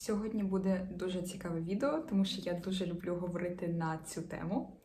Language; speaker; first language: Ukrainian; native; Ukrainian